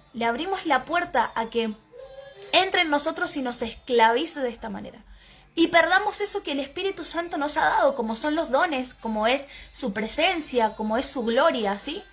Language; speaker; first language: Spanish; native; Spanish